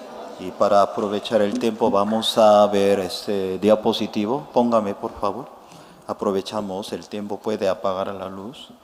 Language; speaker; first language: Spanish; non-native, fluent; Korean